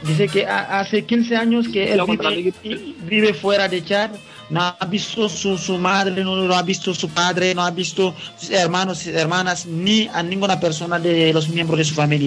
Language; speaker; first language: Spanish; non-native, fluent; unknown